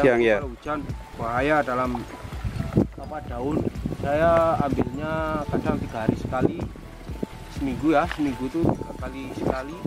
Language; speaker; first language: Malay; non-native, local second language; Javanese